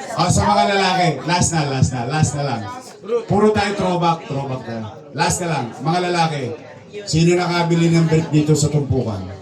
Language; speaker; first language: Filipino; native; Filipino